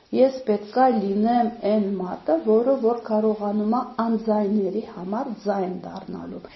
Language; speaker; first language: Armenian; non-native, fluent; Uzbek